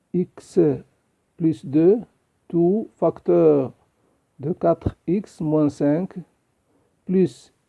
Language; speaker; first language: French; non-native, local second language; Arabic